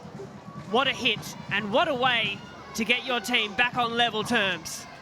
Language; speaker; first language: English; native; English